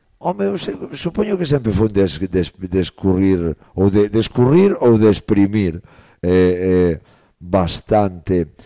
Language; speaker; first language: Galician; native; Galician